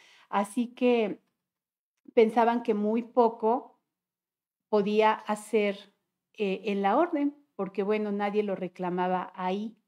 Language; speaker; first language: Spanish; native; Spanish